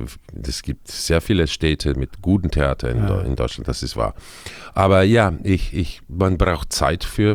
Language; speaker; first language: German; non-native, fluent; Croatian